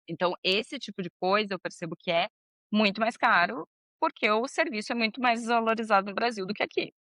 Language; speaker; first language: Portuguese; native; Portuguese